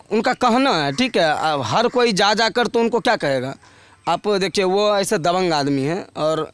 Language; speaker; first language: Hindi; native; Hindi